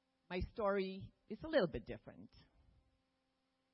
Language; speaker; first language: English; non-native, local second language; Filipino